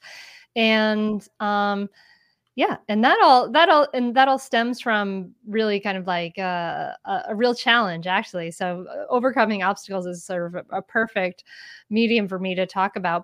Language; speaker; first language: English; native; English